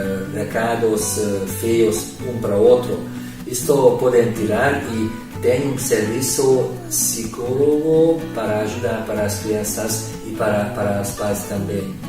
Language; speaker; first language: Portuguese; non-native, fluent; Hungarian